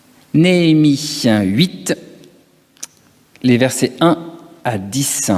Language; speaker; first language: French; native; French